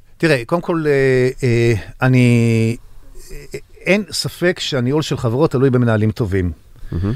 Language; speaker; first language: Hebrew; native; Hebrew